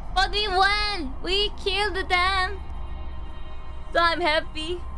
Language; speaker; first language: English; non-native, learner; Korean